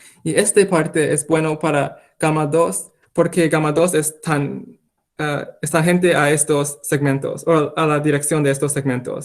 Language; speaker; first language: Spanish; non-native, fluent; English